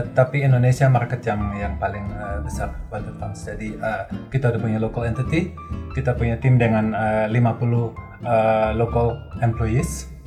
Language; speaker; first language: Indonesian; non-native, fluent; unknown